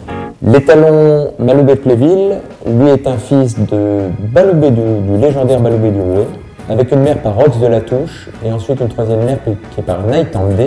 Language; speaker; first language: French; native; French